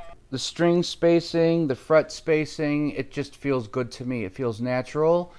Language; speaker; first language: English; native; English